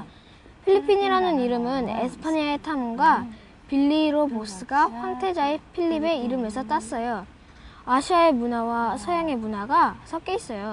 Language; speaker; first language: Korean; native; Korean